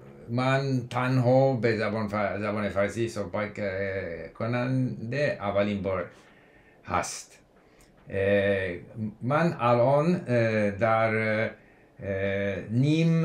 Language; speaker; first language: Persian; non-native, learner; English